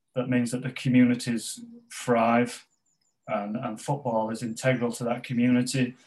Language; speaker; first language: English; native; English